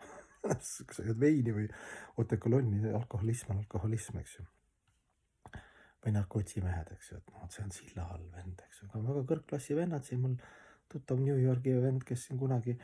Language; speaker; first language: Estonian; native; Estonian